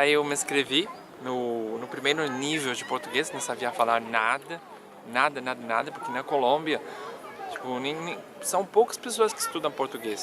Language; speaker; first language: Portuguese; non-native, fluent; Spanish